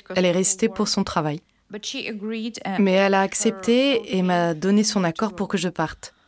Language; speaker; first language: French; non-native, fluent; Ukrainian